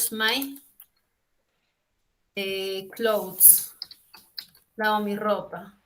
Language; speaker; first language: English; non-native, learner; Spanish